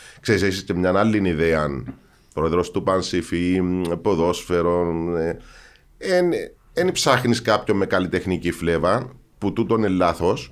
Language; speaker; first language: Greek; native; Greek